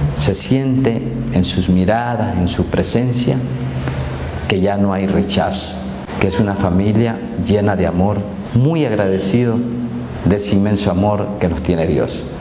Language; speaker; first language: Spanish; native; Spanish